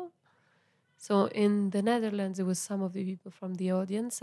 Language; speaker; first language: English; non-native, fluent; Italian